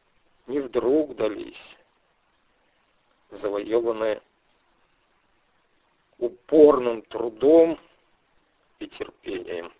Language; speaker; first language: Russian; native; Russian